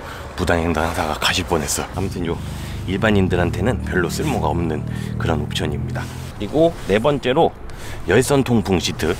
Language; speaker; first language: Korean; native; Korean